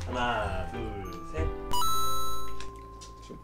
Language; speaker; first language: Korean; native; Korean